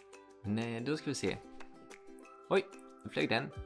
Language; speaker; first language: Swedish; native; Swedish